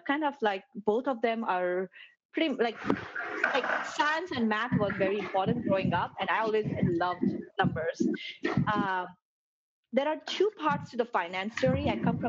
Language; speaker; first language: English; non-native, local second language; Gujarati